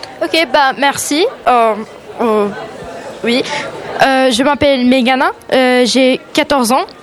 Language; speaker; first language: French; non-native, learner; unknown